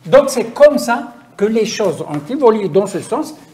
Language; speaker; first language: French; non-native, local second language; Arabic